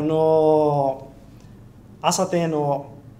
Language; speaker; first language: Japanese; non-native, learner; Portuguese